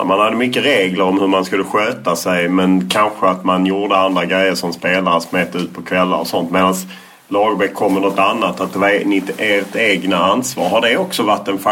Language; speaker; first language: Swedish; native; Swedish